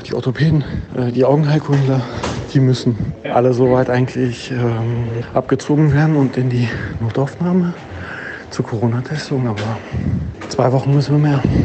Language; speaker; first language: German; early bilingual, other home language; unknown